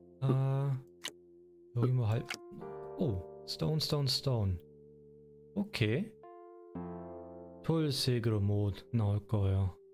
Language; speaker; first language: Korean; non-native, learner; German